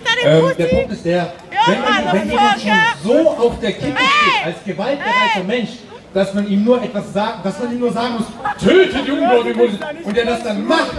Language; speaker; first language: German; native; German